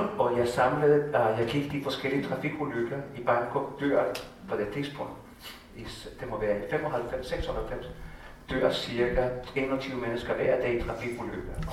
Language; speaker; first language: Danish; non-native, fluent; Spanish